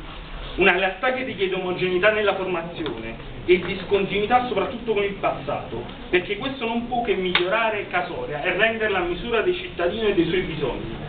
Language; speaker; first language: Italian; native; Italian